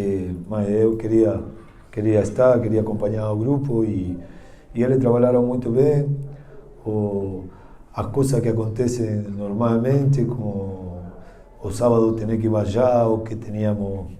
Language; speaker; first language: Portuguese; non-native, learner; Spanish